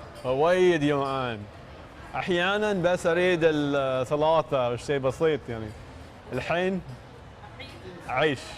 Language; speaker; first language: Arabic; non-native, learner; English